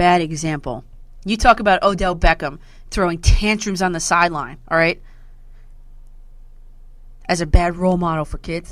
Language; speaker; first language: English; native; English